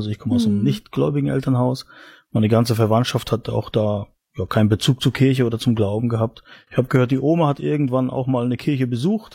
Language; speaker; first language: German; native; German